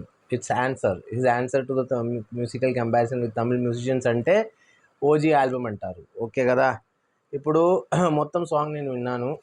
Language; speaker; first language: Telugu; non-native, learner; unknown